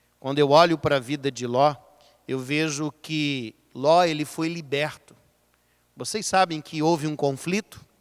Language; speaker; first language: Portuguese; native; Portuguese